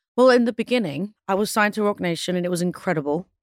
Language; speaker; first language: English; native; English